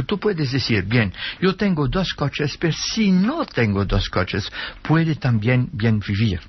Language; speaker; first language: Spanish; non-native, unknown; Dutch